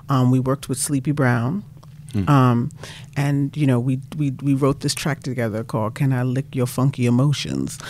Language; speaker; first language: English; native; English